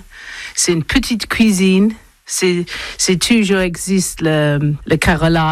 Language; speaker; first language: French; non-native, learner; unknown